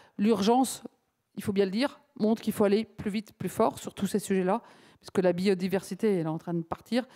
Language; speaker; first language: French; native; French